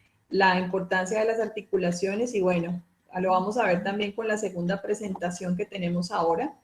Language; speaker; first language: Spanish; native; Spanish